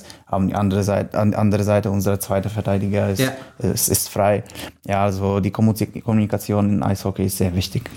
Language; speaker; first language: German; non-native, learner; Polish